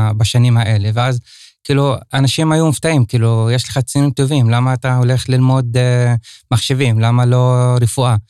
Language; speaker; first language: Hebrew; non-native, local second language; Arabic